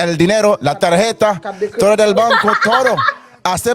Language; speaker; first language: Spanish; non-native, learner; Haitian Creole